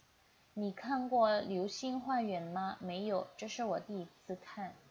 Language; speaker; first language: Chinese; non-native, fluent; Indonesian